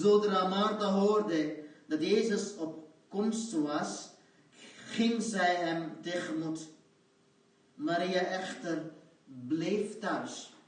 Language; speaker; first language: Dutch; non-native, fluent; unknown